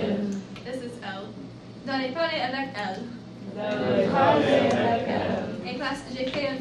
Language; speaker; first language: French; non-native, fluent; English